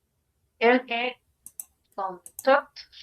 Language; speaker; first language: French; non-native, learner; Spanish